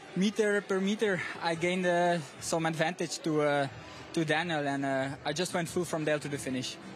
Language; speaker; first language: English; non-native, fluent; Dutch